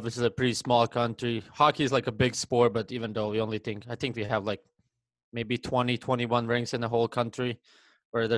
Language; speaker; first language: English; non-native, fluent; Latvian